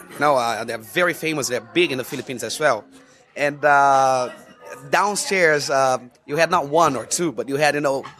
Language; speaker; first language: English; non-native, fluent; Portuguese